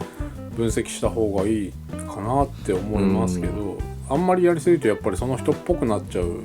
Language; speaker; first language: Japanese; native; Japanese